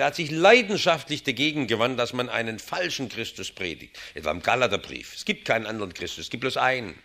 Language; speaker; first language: German; native; German